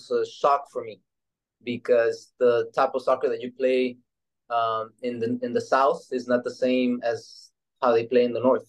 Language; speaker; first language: English; native; English